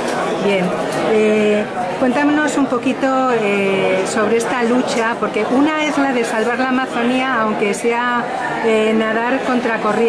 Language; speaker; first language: Spanish; native; Spanish